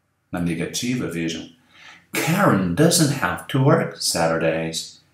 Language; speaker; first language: English; non-native, fluent; Portuguese